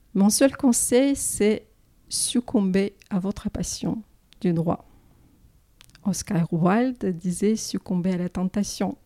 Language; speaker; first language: French; non-native, fluent; Russian